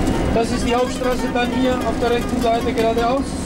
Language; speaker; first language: German; non-native, fluent; Spanish